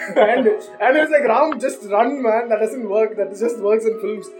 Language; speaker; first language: English; non-native, local second language; Tamil